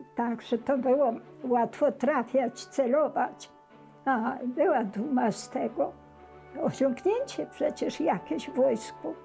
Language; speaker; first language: Polish; native; Polish